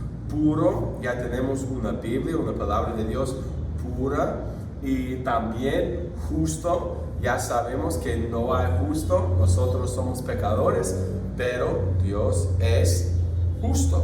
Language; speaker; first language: Spanish; non-native, fluent; English